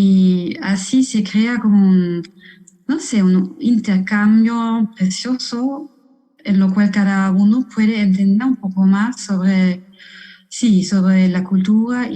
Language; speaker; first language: Spanish; non-native, fluent; German